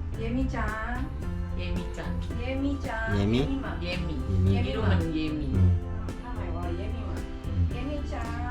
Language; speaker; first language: Korean; non-native, learner; Indonesian